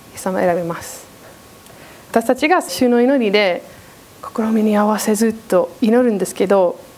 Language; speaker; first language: Japanese; non-native, fluent; English